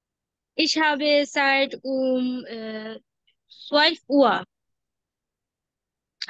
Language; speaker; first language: German; non-native, learner; Bangla